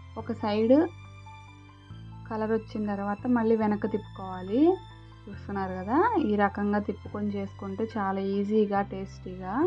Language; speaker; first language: Telugu; native; Telugu